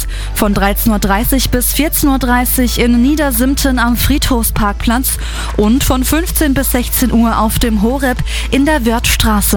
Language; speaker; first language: German; native; German